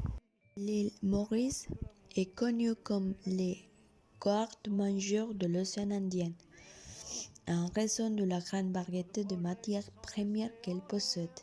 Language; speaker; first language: French; non-native, learner; Spanish